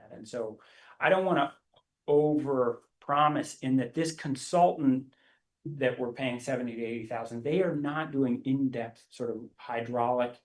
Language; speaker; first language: English; native; English